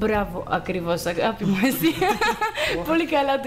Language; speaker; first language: Greek; non-native, fluent; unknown